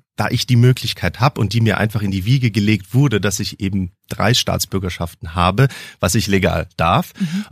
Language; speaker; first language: German; early bilingual, heritage; German